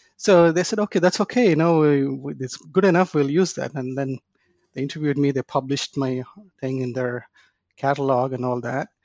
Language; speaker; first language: English; non-native, local second language; Tamil